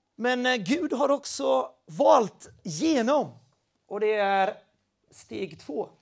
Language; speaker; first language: Swedish; non-native, fluent; Spanish